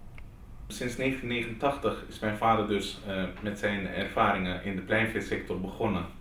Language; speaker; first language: Dutch; early bilingual, other home language; Turkish